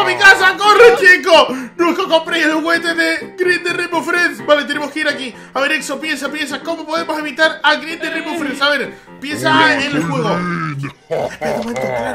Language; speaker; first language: Spanish; native; Spanish